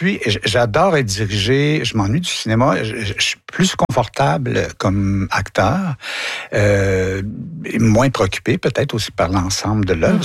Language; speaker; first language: French; native; French